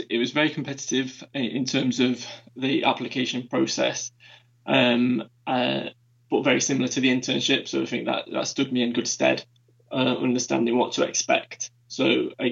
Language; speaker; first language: English; native; English